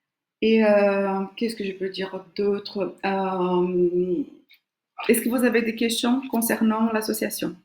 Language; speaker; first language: French; non-native, fluent; Portuguese